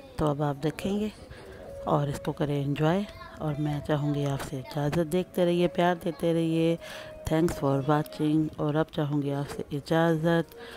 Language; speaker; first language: Urdu; native; Urdu